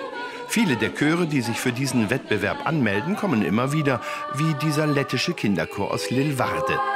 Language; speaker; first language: German; native; German